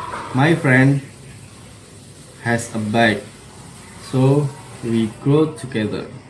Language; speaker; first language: English; non-native, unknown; Indonesian